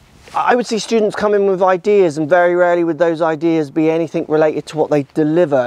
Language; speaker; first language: English; native; English